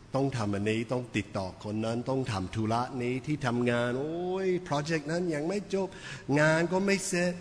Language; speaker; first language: Thai; non-native, fluent; English